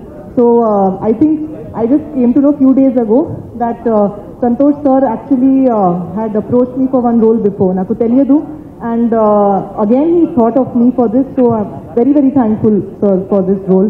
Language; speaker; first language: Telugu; non-native, learner; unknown